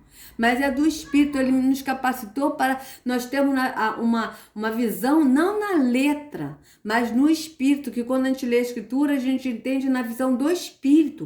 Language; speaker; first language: Portuguese; native; Portuguese